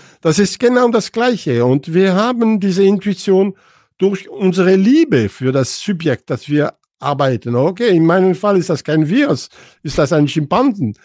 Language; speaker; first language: German; non-native, fluent; French